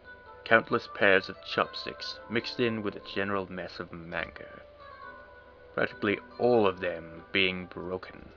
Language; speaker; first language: English; native; English